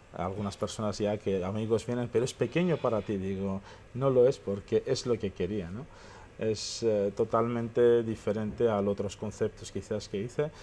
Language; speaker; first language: Spanish; non-native, fluent; Armenian